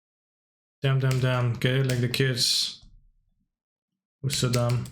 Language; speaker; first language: English; non-native, fluent; Polish